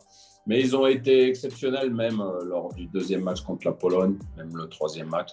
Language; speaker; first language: French; native; French